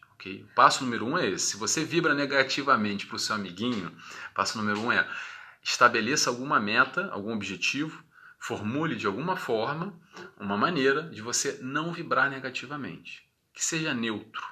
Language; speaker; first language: Portuguese; native; Portuguese